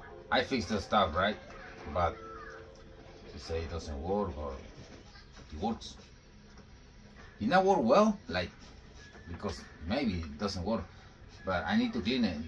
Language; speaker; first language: English; non-native, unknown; Spanish